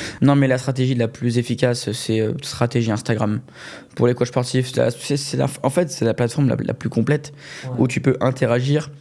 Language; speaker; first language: French; native; French